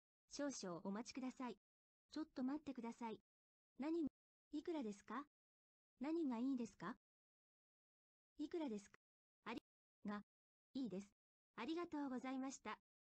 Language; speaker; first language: Japanese; non-native, learner; English